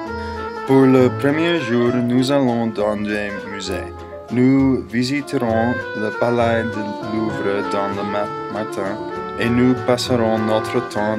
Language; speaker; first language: French; non-native, learner; English